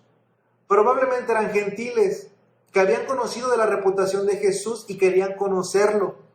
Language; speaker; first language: Spanish; native; Spanish